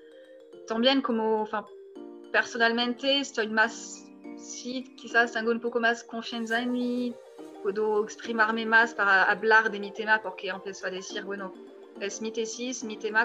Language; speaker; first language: Spanish; non-native, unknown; French